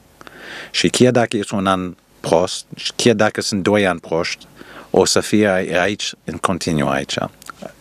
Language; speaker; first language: Romanian; early bilingual, heritage; Romanian